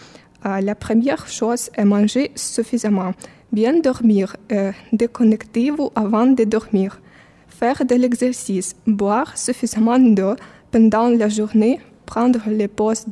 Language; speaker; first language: French; non-native, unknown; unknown